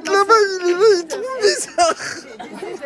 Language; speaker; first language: French; native; French